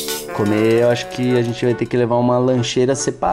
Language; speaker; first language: Portuguese; native; Portuguese